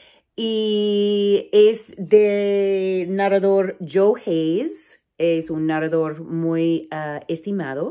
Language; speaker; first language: Spanish; non-native, fluent; English